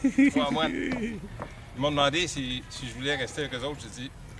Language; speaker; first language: French; native; French